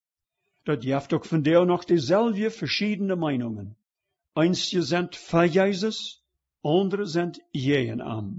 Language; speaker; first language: German; early bilingual, heritage; Plautdietsch